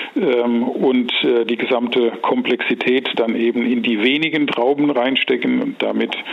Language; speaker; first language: German; native; German